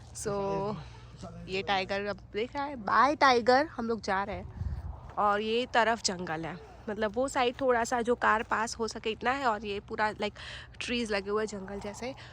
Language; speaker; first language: Hindi; native; Hindi